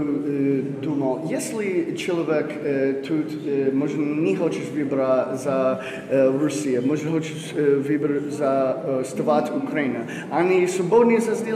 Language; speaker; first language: Russian; non-native, learner; English